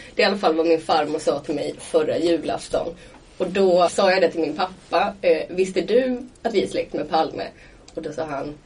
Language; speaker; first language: Swedish; native; Swedish